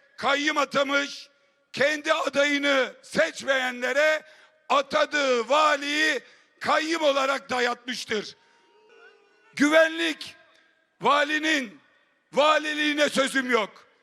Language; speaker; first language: Turkish; native; Turkish